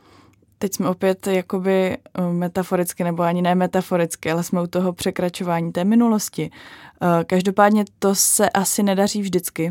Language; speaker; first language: Czech; native; Czech